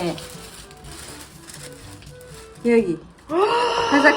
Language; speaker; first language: Korean; non-native, learner; Kazakh